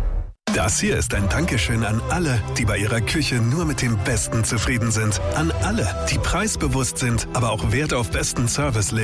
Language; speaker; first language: German; native; German